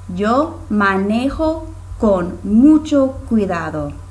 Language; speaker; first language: Spanish; non-native, fluent; English